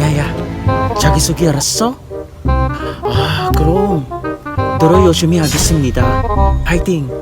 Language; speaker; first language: Korean; non-native, learner; Filipino